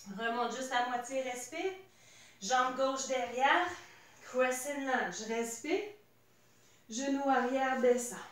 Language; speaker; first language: French; native; French